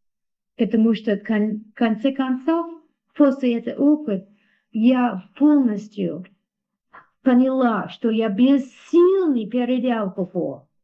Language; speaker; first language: Russian; non-native, learner; English